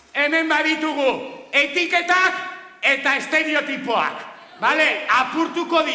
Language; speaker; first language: Basque; non-native, local second language; Spanish